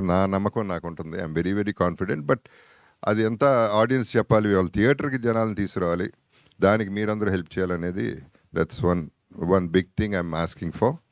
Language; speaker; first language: Telugu; native; Telugu